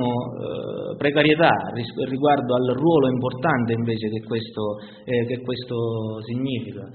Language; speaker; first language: Italian; native; Italian